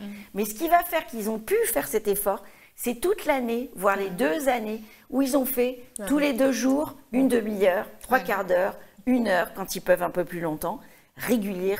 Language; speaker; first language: French; native; French